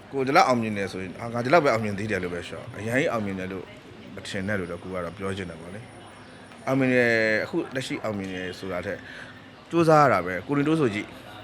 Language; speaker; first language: Burmese; non-native, local second language; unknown